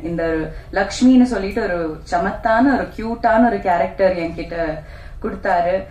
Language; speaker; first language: Tamil; non-native, local second language; Malayalam